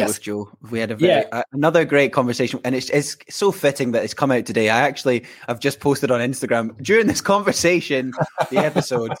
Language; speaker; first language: English; native; English